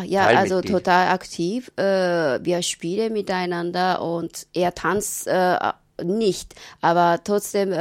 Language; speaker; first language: German; non-native, learner; Japanese